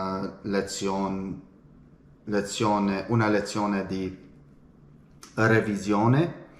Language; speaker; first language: Italian; non-native, learner; English